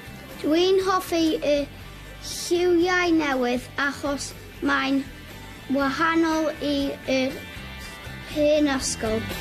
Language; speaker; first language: Welsh; non-native, local second language; English